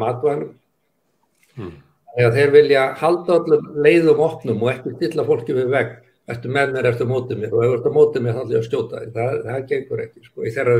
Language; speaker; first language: Icelandic; native; Icelandic